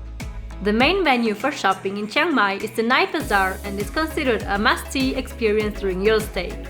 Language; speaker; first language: English; non-native, fluent; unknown